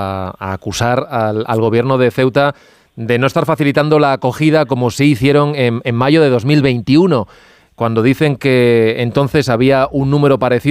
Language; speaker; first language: Spanish; native; Spanish